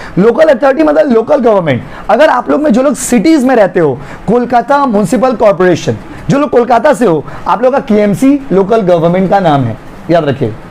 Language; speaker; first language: Hindi; native; Hindi